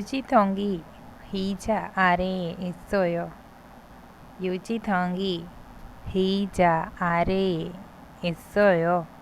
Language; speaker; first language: Korean; non-native, fluent; Hindi